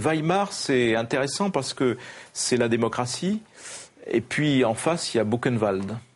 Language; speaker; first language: French; native; French